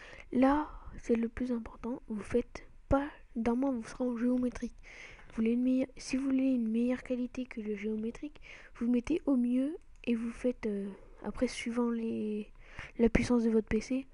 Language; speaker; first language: French; native; French